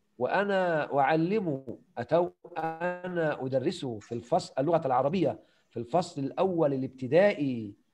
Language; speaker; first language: Arabic; non-native, fluent; Indonesian